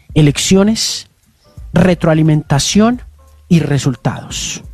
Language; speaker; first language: Spanish; native; Spanish